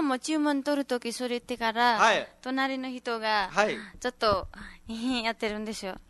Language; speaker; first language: Japanese; non-native, learner; Nepali